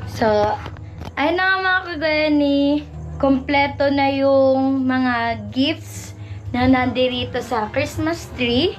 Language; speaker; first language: Filipino; non-native, local second language; Bikol